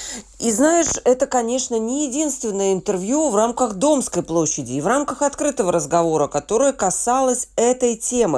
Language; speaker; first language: Russian; native; Russian